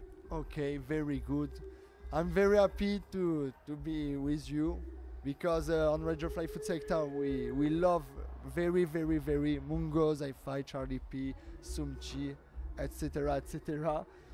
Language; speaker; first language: English; non-native, learner; French